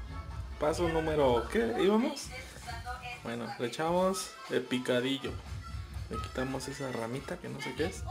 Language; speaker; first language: Spanish; native; Spanish